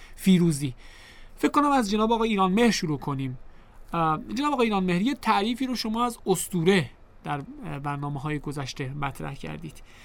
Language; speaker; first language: Persian; native; Persian